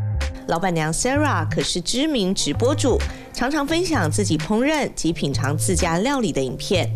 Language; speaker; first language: Chinese; native; Chinese